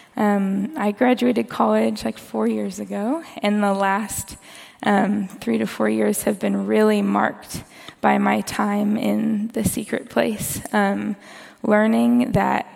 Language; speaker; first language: English; native; English